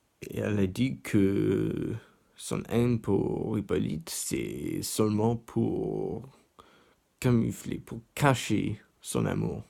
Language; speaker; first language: French; non-native, learner; English